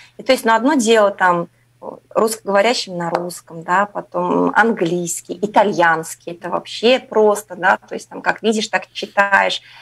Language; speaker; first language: Russian; native; Russian